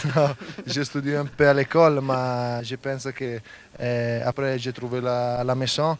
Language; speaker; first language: French; non-native, learner; Italian